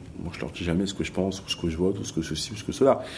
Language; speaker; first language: French; native; French